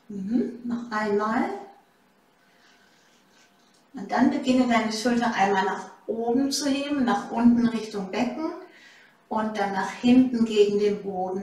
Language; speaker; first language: German; native; German